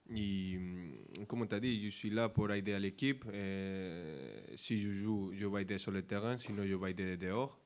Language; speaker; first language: French; non-native, fluent; Spanish